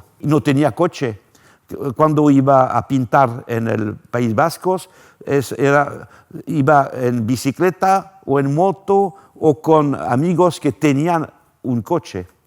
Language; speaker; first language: Spanish; non-native, fluent; French